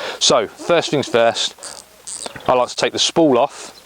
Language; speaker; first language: English; native; English